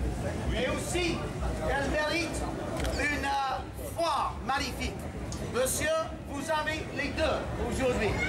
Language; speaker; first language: French; non-native, fluent; English